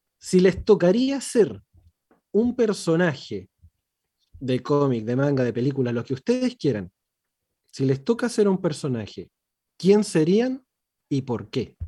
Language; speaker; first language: Spanish; native; Spanish